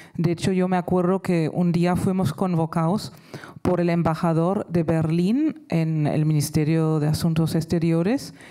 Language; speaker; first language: Spanish; non-native, fluent; German